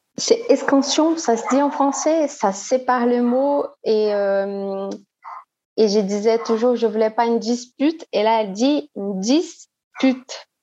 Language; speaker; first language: French; non-native, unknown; Portuguese